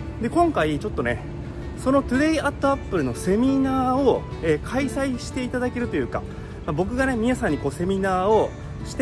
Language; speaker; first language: Japanese; native; Japanese